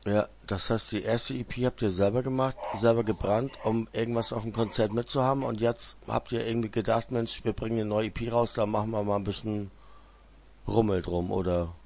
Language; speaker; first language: German; native; German